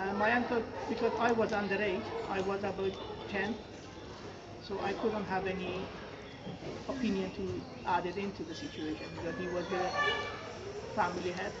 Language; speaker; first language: English; non-native, fluent; Persian